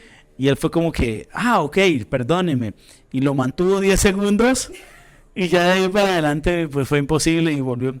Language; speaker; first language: Spanish; native; Spanish